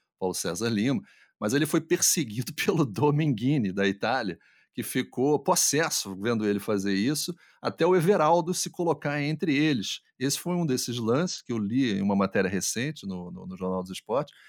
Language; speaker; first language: Portuguese; native; Portuguese